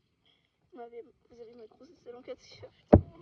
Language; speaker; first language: French; native; French